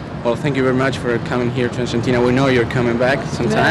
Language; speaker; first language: English; non-native, fluent; Spanish